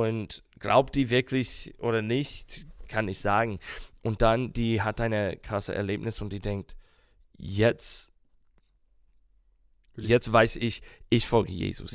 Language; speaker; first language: German; non-native, fluent; English